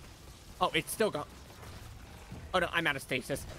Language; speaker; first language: English; native; English